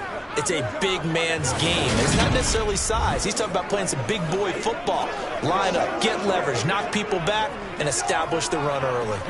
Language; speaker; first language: English; native; English